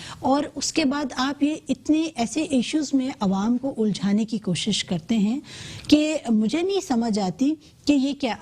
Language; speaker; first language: Urdu; native; Urdu